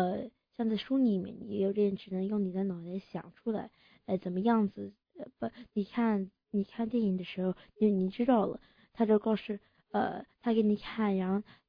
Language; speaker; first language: Chinese; early bilingual, heritage; English